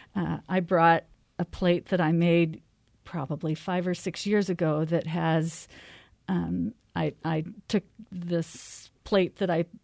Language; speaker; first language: English; native; English